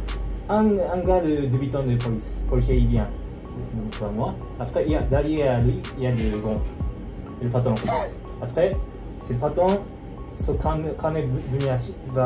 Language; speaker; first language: French; non-native, learner; Japanese